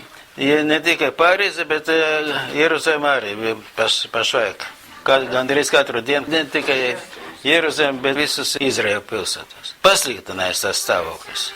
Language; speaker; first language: Latvian; non-native, local second language; Russian